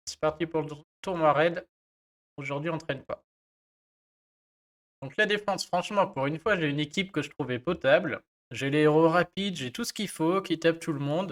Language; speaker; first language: French; native; French